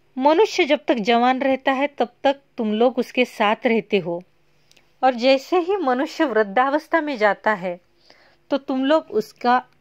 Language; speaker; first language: Hindi; non-native, local second language; Marathi